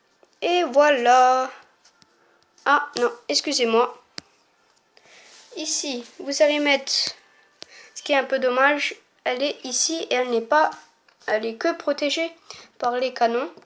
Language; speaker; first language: French; native; French